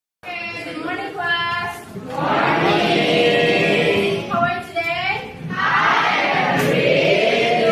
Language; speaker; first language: English; non-native, learner; Indonesian